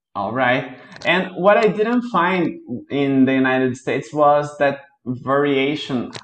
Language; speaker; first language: English; non-native, fluent; Portuguese